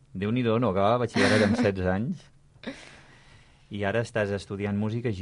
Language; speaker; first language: Catalan; native; Catalan